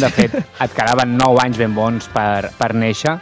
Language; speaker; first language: Catalan; native; Catalan